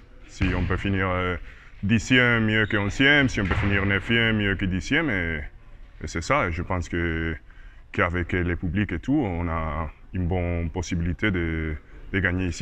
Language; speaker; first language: French; non-native, learner; Spanish